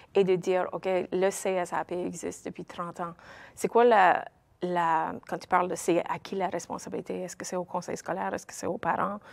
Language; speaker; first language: French; native; French